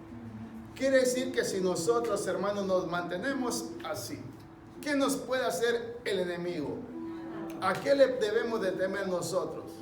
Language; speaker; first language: Spanish; native; Spanish